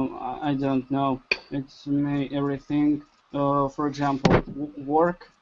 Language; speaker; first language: English; non-native, learner; Russian